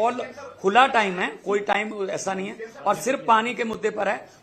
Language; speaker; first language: Hindi; non-native, local second language; Punjabi